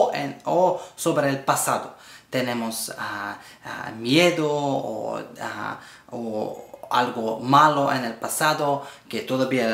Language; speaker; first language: Spanish; non-native, learner; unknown